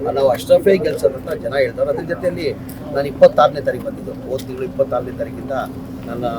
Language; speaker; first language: Kannada; non-native, local second language; Urdu